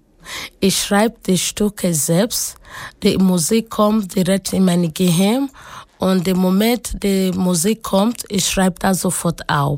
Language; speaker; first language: German; non-native, learner; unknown